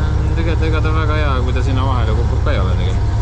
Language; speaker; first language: Estonian; native; Estonian